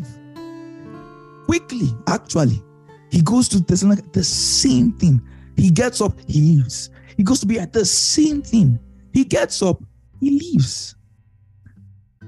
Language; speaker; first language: English; native; English